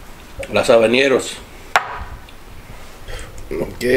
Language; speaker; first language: Spanish; non-native, fluent; English